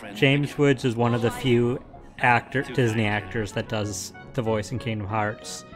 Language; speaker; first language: English; native; English